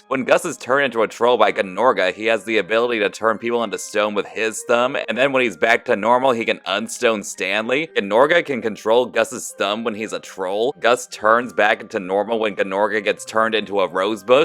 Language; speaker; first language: English; native; English